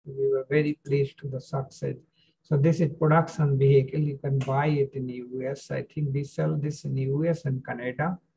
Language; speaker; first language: English; non-native, local second language; Hindi